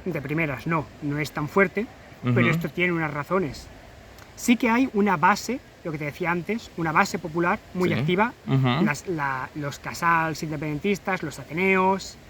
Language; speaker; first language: Spanish; native; Spanish